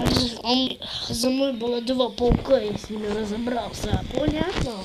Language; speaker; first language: Russian; native; Russian